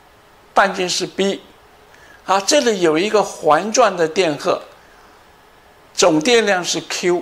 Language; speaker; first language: Chinese; native; Chinese